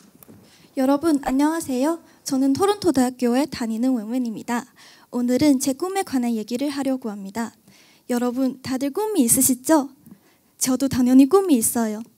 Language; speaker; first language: Korean; non-native, fluent; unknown